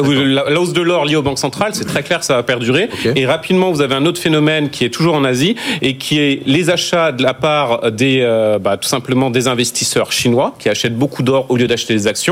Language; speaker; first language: French; native; French